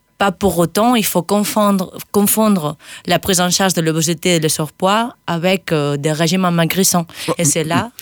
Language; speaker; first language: French; non-native, fluent; Spanish